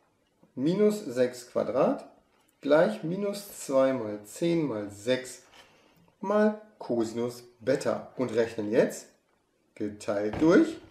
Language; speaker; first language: German; native; German